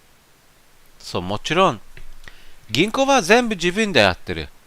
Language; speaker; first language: Japanese; non-native, learner; German